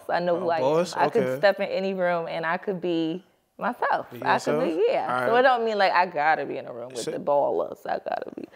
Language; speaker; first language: English; native; English